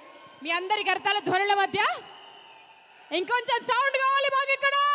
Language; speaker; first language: Telugu; native; Telugu